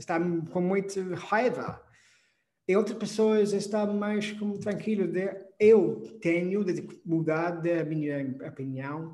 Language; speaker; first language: Portuguese; non-native, fluent; English